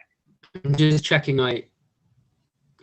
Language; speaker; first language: English; native; English